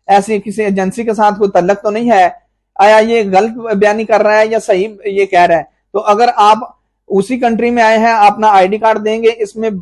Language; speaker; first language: Urdu; non-native, local second language; Punjabi